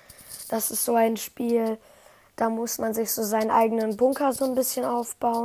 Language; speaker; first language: German; native; German